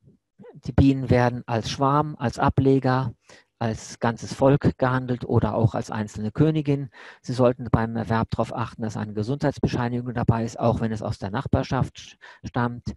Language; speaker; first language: German; native; German